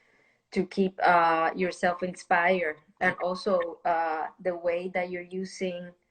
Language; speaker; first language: English; non-native, fluent; Spanish